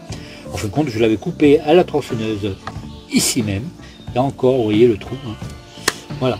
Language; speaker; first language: French; native; French